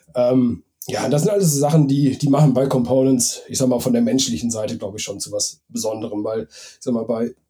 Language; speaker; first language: German; native; German